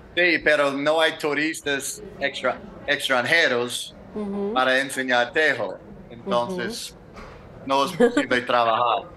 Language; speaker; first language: Spanish; non-native, learner; English